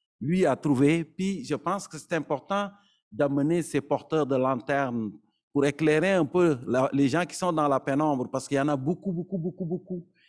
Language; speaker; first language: French; non-native, local second language; Serer